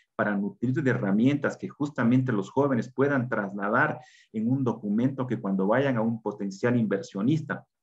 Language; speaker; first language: Spanish; native; Spanish